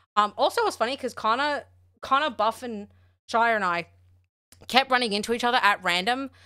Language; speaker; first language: English; native; English